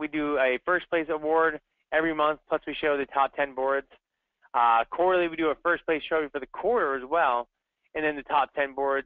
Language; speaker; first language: English; native; English